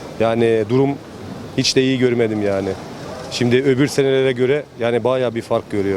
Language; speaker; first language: Turkish; early bilingual, heritage; Turkish